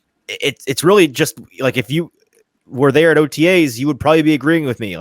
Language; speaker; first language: English; native; English